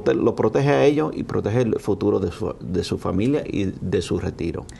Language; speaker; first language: Spanish; early bilingual, heritage; Spanish